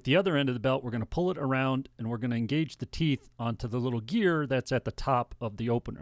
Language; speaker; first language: English; native; English